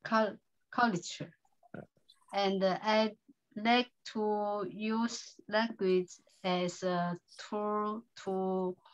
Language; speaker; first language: English; non-native, learner; Chinese